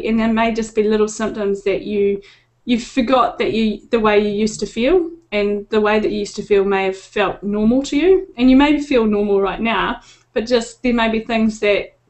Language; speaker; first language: English; native; English